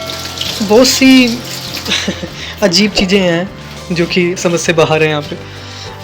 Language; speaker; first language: Hindi; native; Hindi